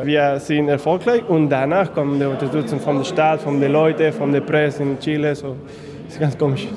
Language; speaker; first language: German; non-native, fluent; Spanish